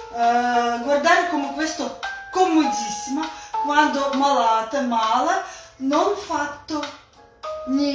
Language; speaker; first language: Italian; non-native, learner; Russian